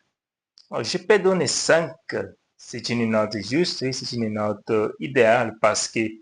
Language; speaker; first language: French; non-native, learner; Portuguese